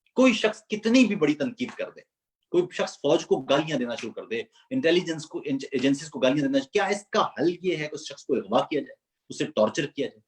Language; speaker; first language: Urdu; non-native, local second language; Punjabi